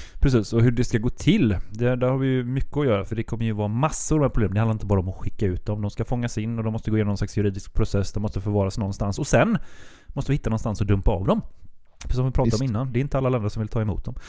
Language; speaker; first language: Swedish; native; Swedish